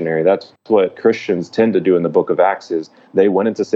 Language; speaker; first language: English; native; English